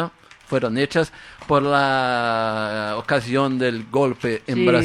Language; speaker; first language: Spanish; non-native, fluent; Portuguese